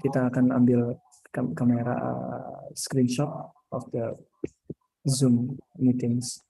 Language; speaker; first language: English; non-native, learner; Indonesian